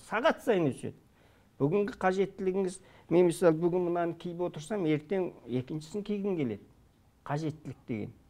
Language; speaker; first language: Kazakh; early bilingual, heritage; Kazakh